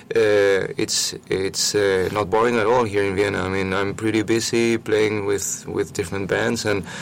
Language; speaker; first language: English; non-native, fluent; Spanish